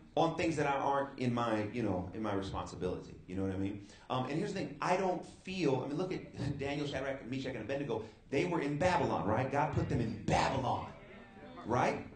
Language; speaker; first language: English; native; English